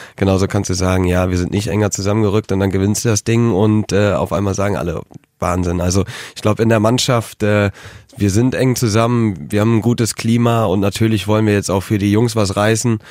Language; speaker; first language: German; native; German